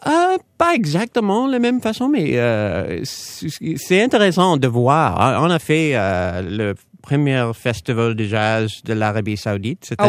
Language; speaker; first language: French; non-native, fluent; English